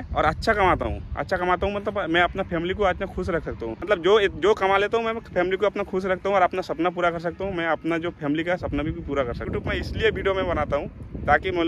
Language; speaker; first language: Hindi; non-native, local second language; Bangla